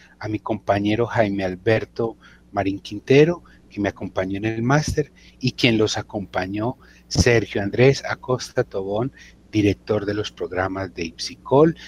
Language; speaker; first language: Spanish; native; Spanish